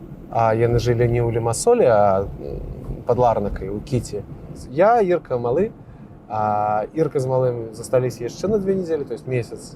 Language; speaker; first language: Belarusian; non-native, local second language; Russian